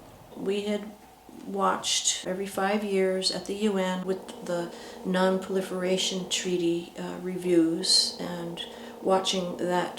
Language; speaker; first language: English; native; English